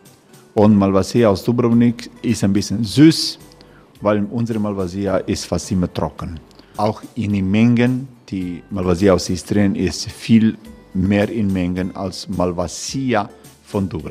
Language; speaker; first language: German; non-native, learner; Croatian